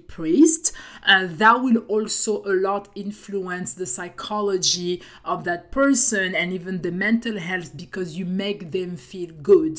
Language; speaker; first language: English; non-native, fluent; French